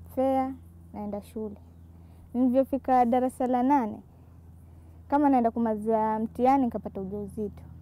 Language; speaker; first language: Swahili; native; Swahili